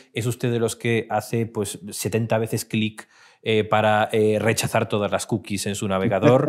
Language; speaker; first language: Spanish; native; Spanish